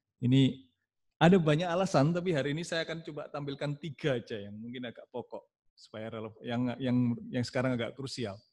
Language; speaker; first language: Indonesian; non-native, local second language; Javanese